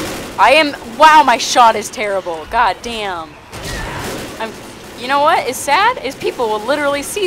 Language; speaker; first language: English; native; English